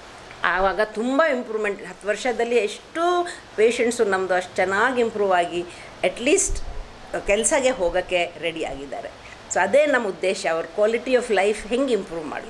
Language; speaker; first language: Kannada; non-native, local second language; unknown